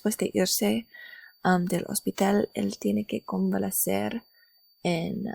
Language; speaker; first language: Spanish; non-native, learner; English